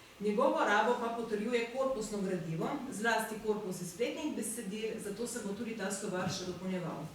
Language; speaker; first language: Slovenian; native; Slovenian